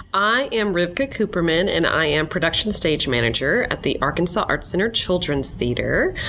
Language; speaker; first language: English; native; English